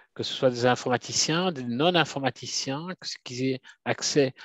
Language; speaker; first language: French; native; French